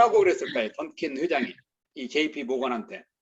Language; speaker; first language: Korean; native; Korean